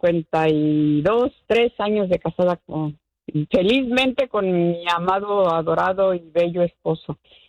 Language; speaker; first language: Spanish; native; Spanish